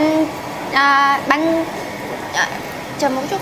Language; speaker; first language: Korean; non-native, learner; Vietnamese